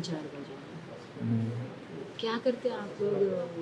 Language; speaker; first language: Hindi; non-native, local second language; Telugu